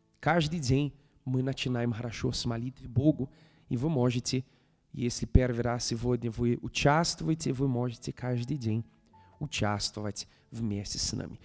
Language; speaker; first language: Russian; non-native, fluent; Portuguese